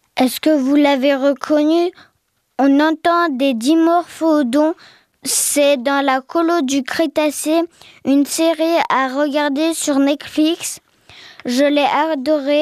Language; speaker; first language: French; native; French